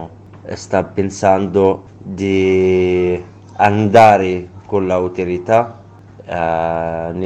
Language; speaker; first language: Italian; non-native, learner; Arabic